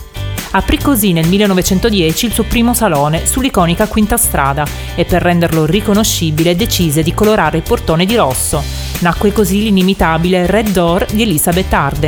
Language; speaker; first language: Italian; native; Italian